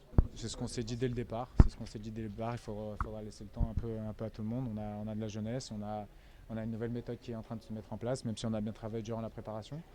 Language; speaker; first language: French; native; French